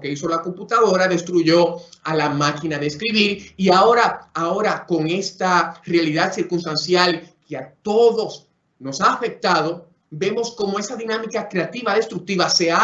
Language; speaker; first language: Spanish; native; Spanish